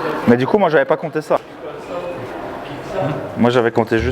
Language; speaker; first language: French; native; French